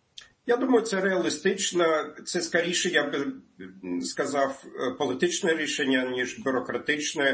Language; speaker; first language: Ukrainian; non-native, fluent; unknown